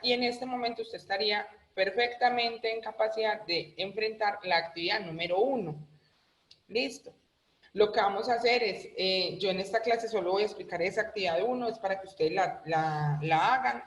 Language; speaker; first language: Spanish; native; Spanish